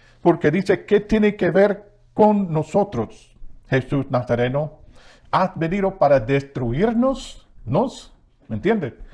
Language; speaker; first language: Spanish; non-native, fluent; English